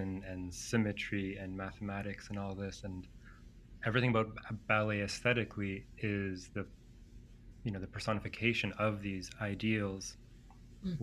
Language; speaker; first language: English; non-native, fluent; Greek